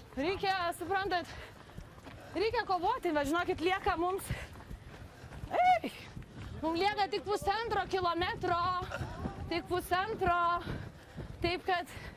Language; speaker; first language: Lithuanian; native; Lithuanian